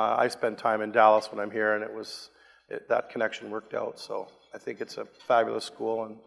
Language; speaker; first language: English; native; English